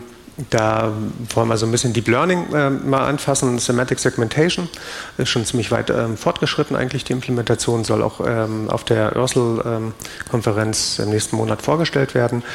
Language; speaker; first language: German; native; German